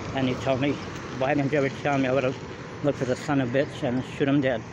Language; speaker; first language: English; native; English